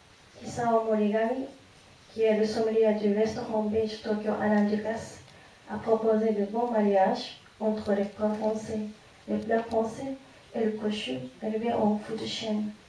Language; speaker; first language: French; non-native, fluent; Japanese